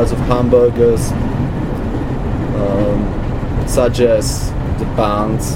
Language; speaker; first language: English; non-native, fluent; Czech